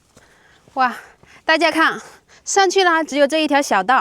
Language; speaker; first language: Chinese; native; Chinese